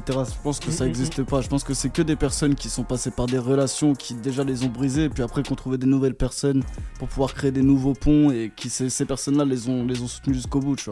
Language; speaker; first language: French; native; French